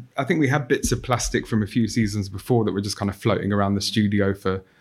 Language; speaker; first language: English; native; English